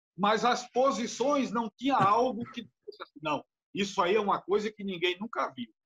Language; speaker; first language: Portuguese; native; Portuguese